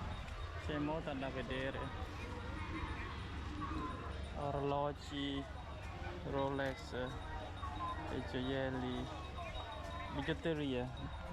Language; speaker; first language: Italian; non-native, fluent; Vietnamese